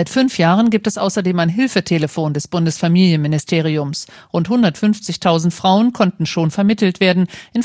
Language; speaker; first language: German; native; German